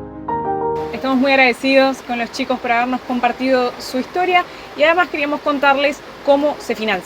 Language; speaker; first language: Spanish; native; Spanish